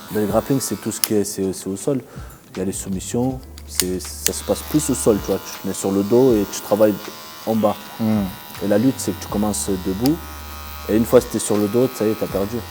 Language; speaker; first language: French; early bilingual, other home language; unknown